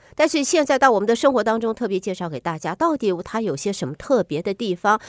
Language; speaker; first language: Chinese; native; Chinese